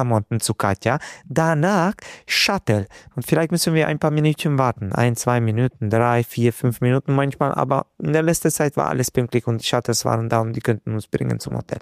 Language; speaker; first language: German; non-native, fluent; Hungarian